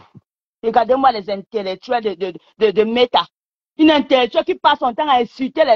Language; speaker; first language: French; non-native, local second language; Lingala